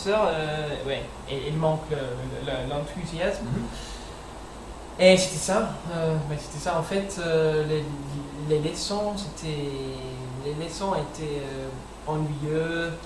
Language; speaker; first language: French; non-native, learner; English